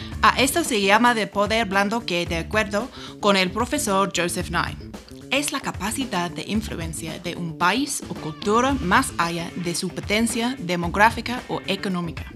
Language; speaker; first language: Spanish; non-native, fluent; English